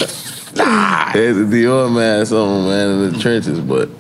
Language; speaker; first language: English; native; English